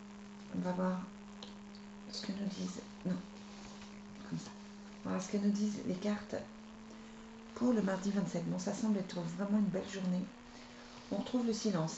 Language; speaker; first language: French; native; French